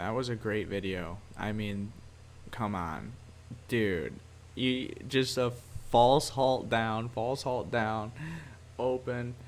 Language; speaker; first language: English; native; English